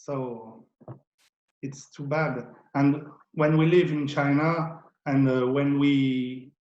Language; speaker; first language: English; non-native, learner; French